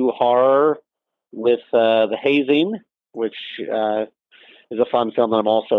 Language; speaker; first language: English; native; English